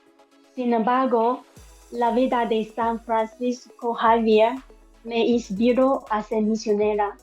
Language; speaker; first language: Spanish; non-native, learner; Chinese